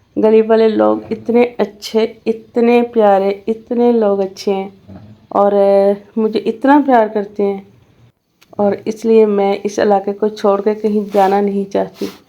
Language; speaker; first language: Urdu; native; Urdu